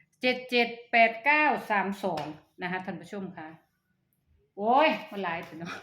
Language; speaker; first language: Thai; non-native, local second language; Northeastern Thai